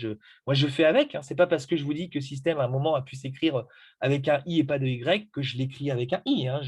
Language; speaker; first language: French; native; French